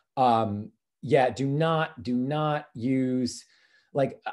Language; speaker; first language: English; native; English